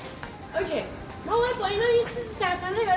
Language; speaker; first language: Persian; native; Persian